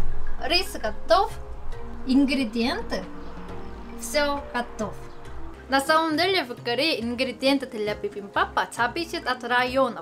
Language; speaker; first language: Russian; non-native, fluent; Korean